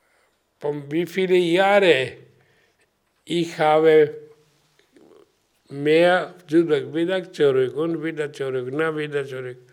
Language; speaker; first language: German; non-native, learner; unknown